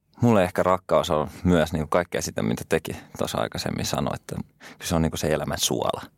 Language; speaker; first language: Finnish; early bilingual, other home language; French